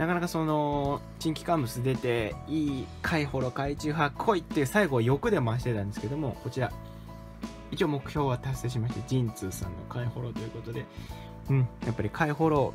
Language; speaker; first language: Japanese; native; Japanese